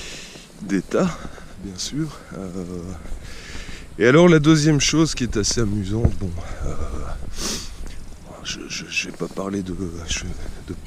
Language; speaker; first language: French; native; French